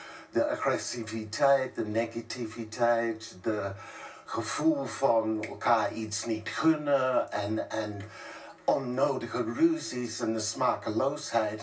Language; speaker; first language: Dutch; non-native, fluent; English